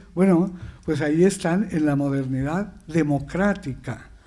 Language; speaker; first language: Spanish; native; Spanish